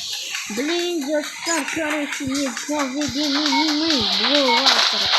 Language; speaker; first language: Russian; non-native, local second language; Kazakh